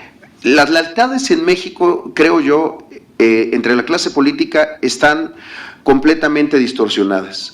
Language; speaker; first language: Spanish; native; Spanish